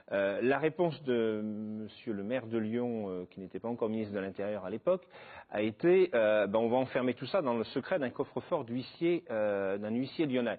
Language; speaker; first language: French; native; French